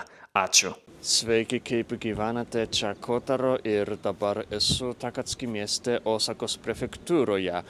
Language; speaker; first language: Lithuanian; non-native, fluent; Japanese